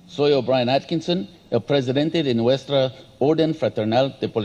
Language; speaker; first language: Spanish; non-native, learner; English